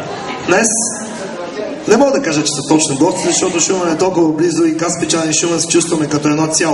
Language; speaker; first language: Bulgarian; native; Bulgarian